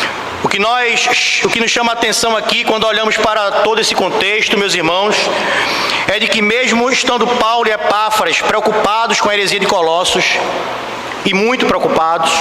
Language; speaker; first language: Portuguese; native; Portuguese